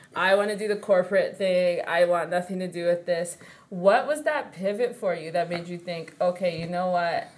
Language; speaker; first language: English; early bilingual, other home language; Yoruba